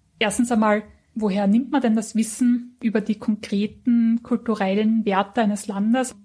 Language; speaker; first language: German; native; German